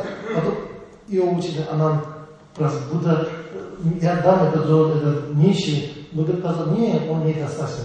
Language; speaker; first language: Russian; non-native, learner; Tibetan